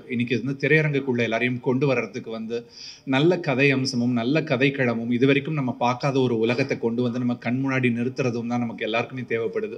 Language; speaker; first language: Tamil; native; Tamil